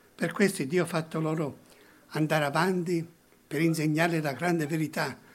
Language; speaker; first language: Italian; early bilingual, heritage; Italian